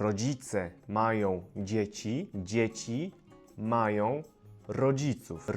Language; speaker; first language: Polish; native; Polish